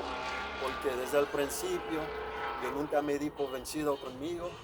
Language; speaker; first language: Spanish; non-native, fluent; Haitian Creole